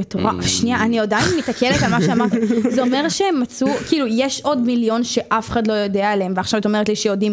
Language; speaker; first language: Hebrew; native; Hebrew